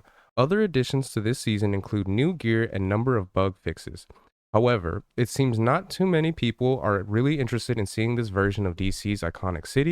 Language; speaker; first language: English; native; English